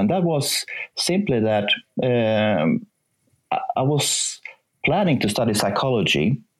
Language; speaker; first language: English; non-native, fluent; Swedish